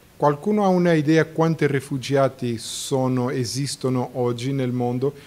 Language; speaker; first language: Italian; non-native, fluent; Portuguese